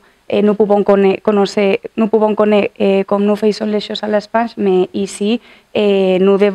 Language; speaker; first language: French; non-native, learner; Catalan